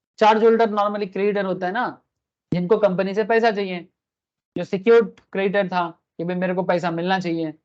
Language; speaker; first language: Hindi; non-native, local second language; Bangla